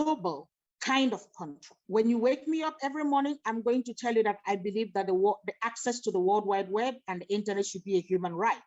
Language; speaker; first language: English; non-native, local second language; Igbo